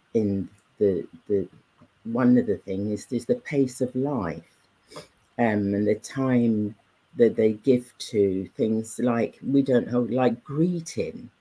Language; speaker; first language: English; native; English